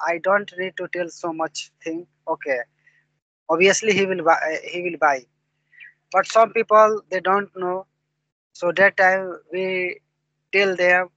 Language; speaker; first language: English; non-native, local second language; Hindi